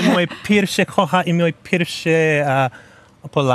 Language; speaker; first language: Polish; non-native, learner; English